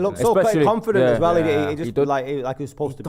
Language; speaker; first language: English; native; English